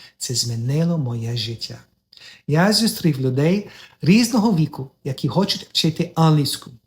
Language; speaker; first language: Ukrainian; non-native, learner; English